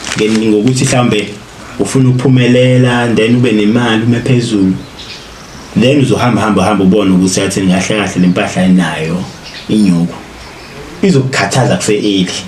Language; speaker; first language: Zulu; native; Zulu